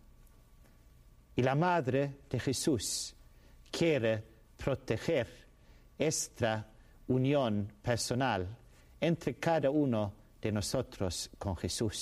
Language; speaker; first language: Spanish; non-native, fluent; Swedish